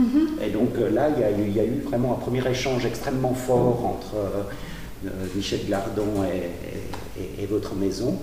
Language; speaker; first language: French; native; French